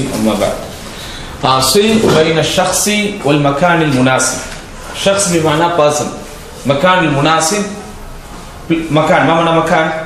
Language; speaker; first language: Arabic; non-native, fluent; Tamil